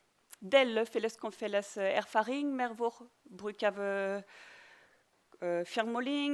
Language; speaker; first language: Norwegian; non-native, fluent; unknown